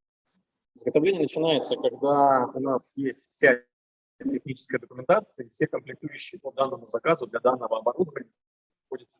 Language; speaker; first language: Russian; native; Russian